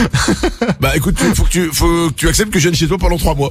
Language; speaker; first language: French; native; French